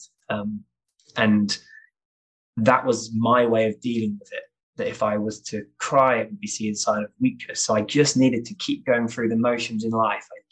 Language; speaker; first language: English; native; English